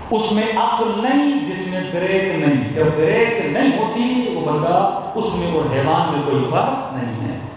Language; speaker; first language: Urdu; early bilingual, heritage; Urdu